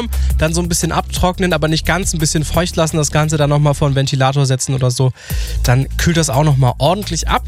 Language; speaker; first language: German; native; German